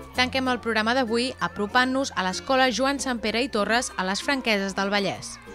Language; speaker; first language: Catalan; native; Catalan